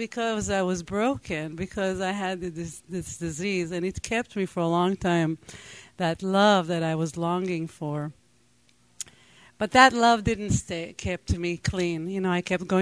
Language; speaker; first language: English; non-native, fluent; Hebrew